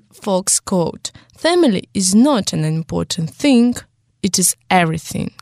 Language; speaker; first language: English; non-native, fluent; Russian